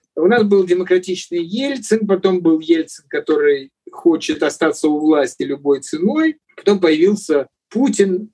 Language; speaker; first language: Russian; native; Russian